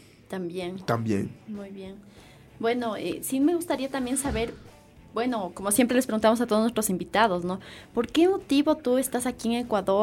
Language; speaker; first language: Spanish; native; Spanish